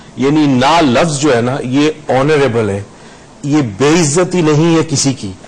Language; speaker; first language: Urdu; native; Urdu